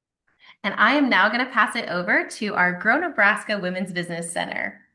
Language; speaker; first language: English; native; English